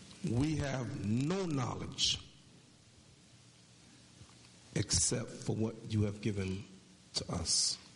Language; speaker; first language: English; native; English